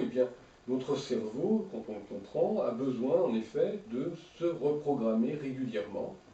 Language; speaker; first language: French; native; French